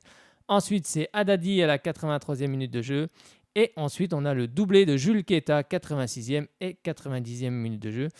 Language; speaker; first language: French; native; French